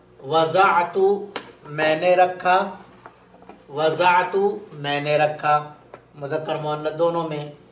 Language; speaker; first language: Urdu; native; Urdu